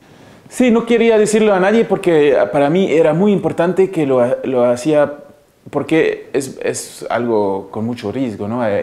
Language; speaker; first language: Spanish; early bilingual, heritage; Spanish